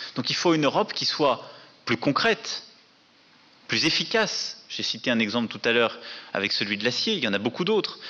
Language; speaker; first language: French; native; French